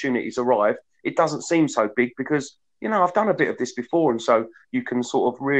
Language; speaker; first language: English; native; English